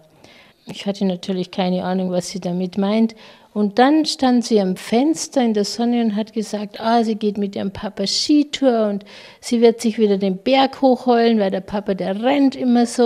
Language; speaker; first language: German; native; German